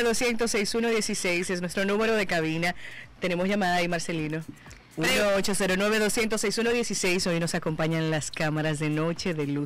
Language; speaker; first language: Spanish; native; Spanish